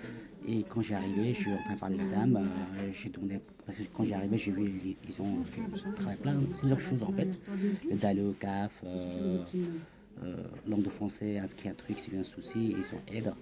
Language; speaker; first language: French; non-native, learner; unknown